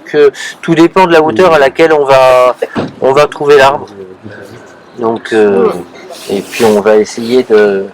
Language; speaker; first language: French; native; French